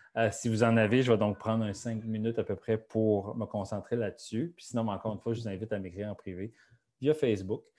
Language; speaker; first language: French; native; French